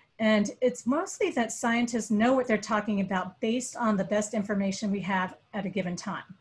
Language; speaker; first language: English; native; English